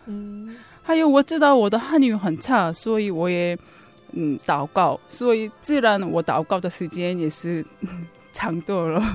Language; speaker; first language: Chinese; non-native, fluent; Korean